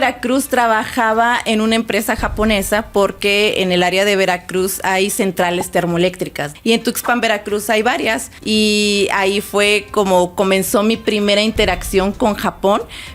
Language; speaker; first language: Spanish; native; Spanish